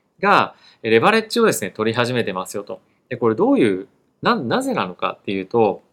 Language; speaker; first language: Japanese; native; Japanese